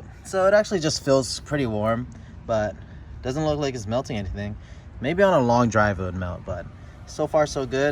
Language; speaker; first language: English; native; English